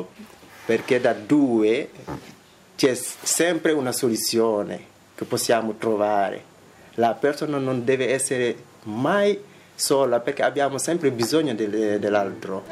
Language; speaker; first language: Italian; non-native, fluent; Wolof